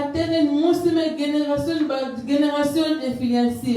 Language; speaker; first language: German; non-native, learner; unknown